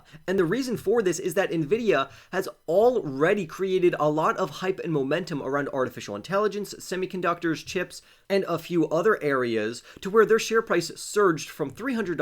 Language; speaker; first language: English; native; English